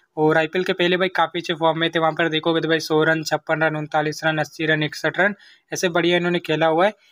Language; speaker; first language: Hindi; native; Hindi